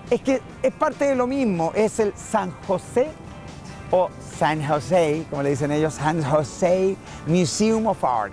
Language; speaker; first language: Spanish; native; Spanish